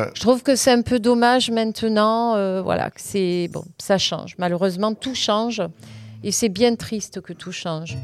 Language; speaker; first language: French; native; French